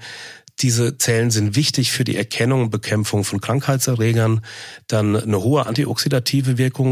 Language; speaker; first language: German; native; German